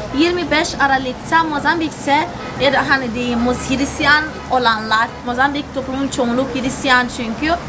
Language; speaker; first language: Turkish; non-native, fluent; Portuguese